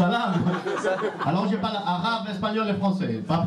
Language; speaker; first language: French; non-native, learner; Spanish